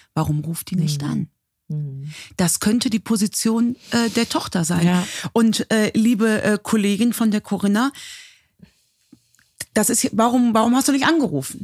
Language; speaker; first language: German; native; German